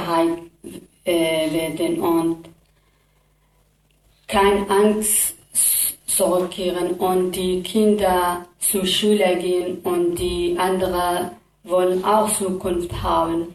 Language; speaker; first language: German; non-native, learner; Kurdish